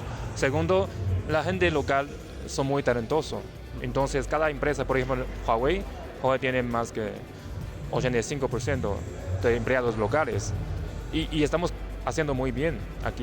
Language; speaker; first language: Spanish; non-native, fluent; Chinese